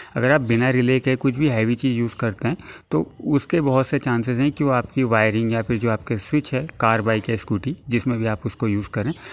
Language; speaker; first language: Hindi; native; Hindi